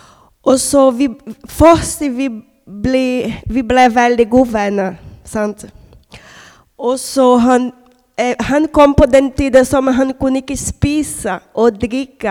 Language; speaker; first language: Norwegian; non-native, learner; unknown